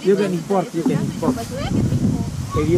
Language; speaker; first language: English; non-native, learner; Indonesian